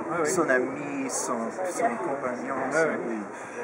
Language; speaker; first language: French; non-native, fluent; English